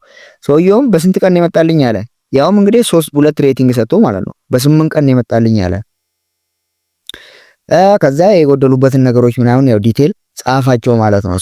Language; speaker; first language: Amharic; native; Amharic